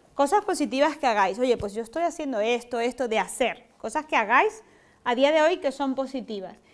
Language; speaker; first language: Spanish; native; Spanish